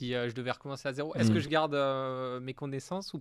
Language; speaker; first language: French; native; French